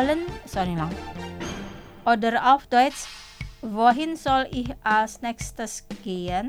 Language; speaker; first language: German; non-native, fluent; Indonesian